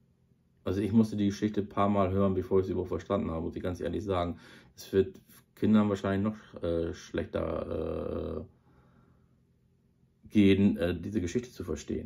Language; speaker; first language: German; native; German